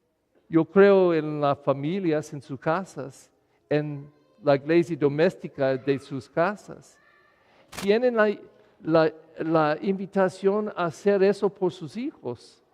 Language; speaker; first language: Spanish; non-native, fluent; English